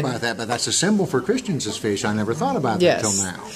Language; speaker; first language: English; native; English